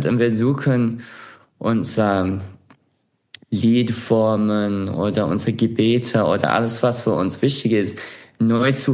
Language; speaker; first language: German; non-native, fluent; English